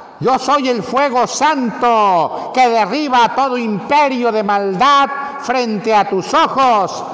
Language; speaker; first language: Spanish; native; Spanish